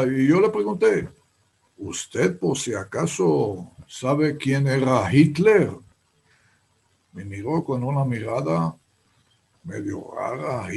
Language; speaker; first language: Spanish; non-native, fluent; Hebrew